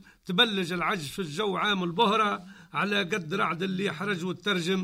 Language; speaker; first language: Arabic; native; Arabic